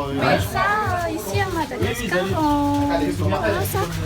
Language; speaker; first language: French; non-native, local second language; Malagasy